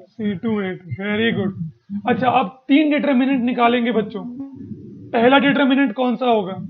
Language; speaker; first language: Hindi; non-native, local second language; Marathi